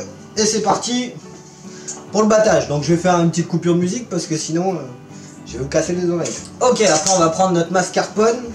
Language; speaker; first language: French; native; French